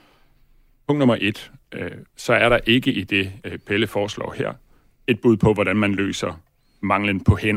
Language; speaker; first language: Danish; native; Danish